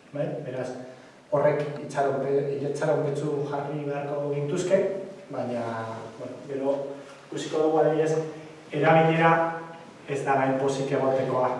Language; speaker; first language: Basque; native; Basque